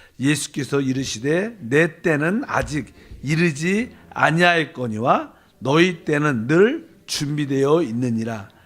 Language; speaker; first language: Korean; native; Korean